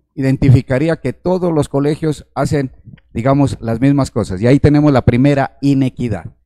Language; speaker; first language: Spanish; native; Spanish